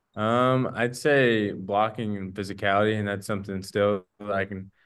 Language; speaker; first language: English; native; English